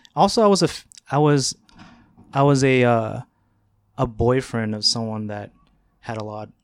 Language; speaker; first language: English; native; English